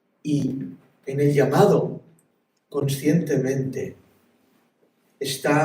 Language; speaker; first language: Spanish; native; Spanish